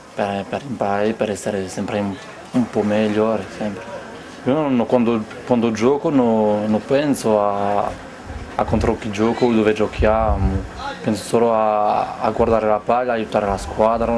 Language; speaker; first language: Italian; non-native, fluent; French